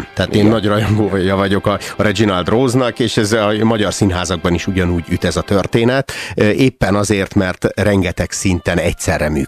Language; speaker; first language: Hungarian; native; Hungarian